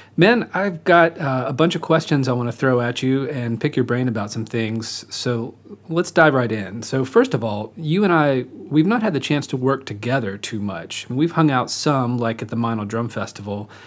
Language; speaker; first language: English; native; English